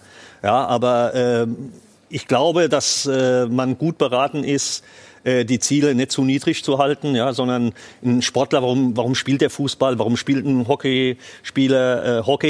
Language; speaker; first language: German; native; German